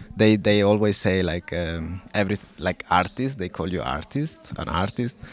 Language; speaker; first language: English; non-native, fluent; Italian